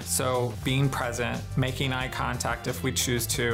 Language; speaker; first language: English; native; English